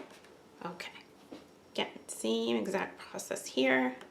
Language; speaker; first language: English; native; English